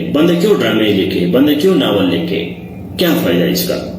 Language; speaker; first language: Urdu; non-native, local second language; Pashto